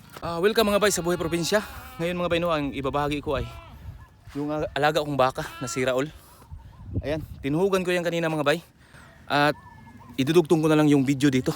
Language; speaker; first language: Filipino; non-native, local second language; Cebuano